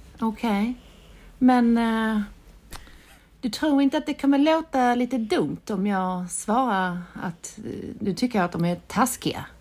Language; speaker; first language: Swedish; native; Swedish